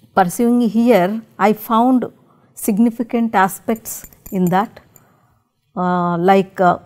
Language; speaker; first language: English; non-native, local second language; Telugu